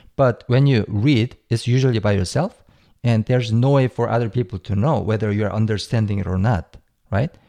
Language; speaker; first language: English; non-native, fluent; Korean